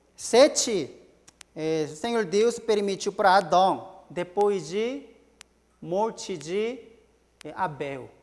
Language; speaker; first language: Portuguese; non-native, learner; Korean